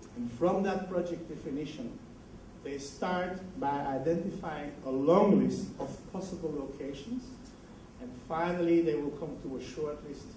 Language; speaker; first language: English; non-native, fluent; Dutch